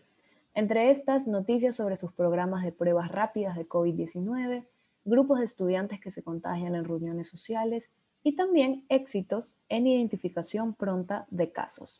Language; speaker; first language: Spanish; native; Spanish